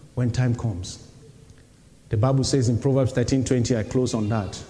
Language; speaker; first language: English; non-native, local second language; Yoruba